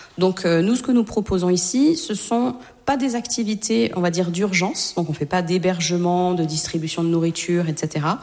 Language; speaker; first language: French; native; French